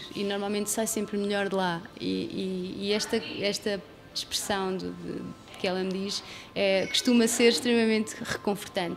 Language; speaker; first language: Portuguese; native; Portuguese